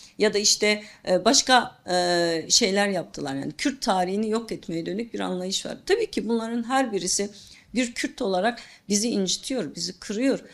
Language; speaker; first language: Turkish; non-native, local second language; Kurdish